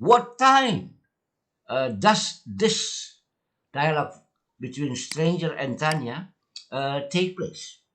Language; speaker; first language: English; non-native, fluent; Indonesian